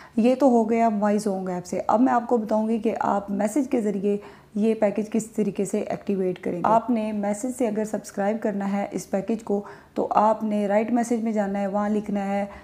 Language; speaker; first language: Urdu; non-native, local second language; Punjabi